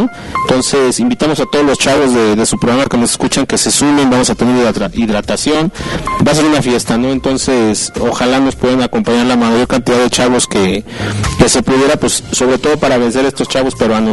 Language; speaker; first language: Spanish; native; Spanish